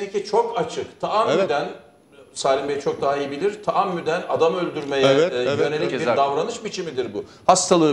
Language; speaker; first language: Turkish; native; Turkish